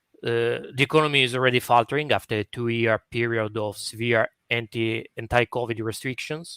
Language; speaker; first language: English; non-native, fluent; Italian